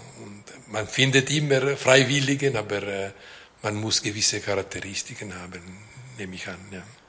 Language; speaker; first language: German; non-native, local second language; French